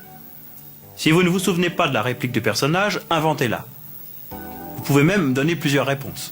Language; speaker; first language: French; native; French